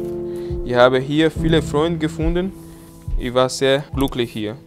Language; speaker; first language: German; non-native, learner; Portuguese